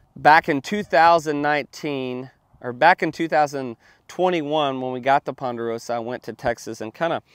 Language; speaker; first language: English; native; English